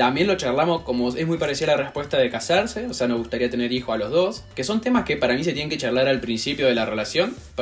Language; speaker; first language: Spanish; native; Spanish